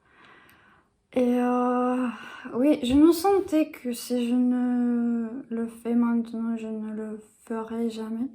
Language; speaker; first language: French; non-native, learner; English